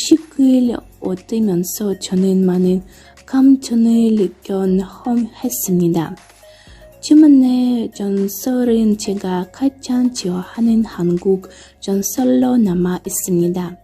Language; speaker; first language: Korean; non-native, learner; Russian